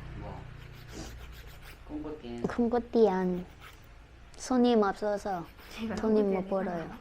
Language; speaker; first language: Korean; non-native, learner; Vietnamese